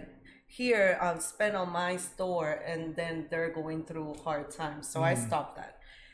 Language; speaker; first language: English; early bilingual, other home language; Spanish